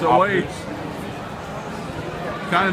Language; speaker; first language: French; native; French